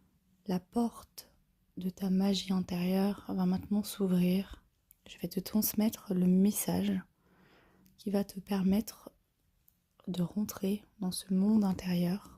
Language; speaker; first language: French; native; French